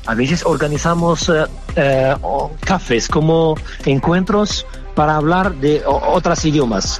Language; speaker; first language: Spanish; non-native, fluent; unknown